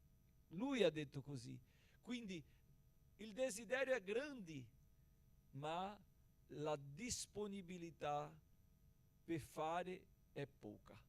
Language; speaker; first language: Italian; non-native, fluent; Portuguese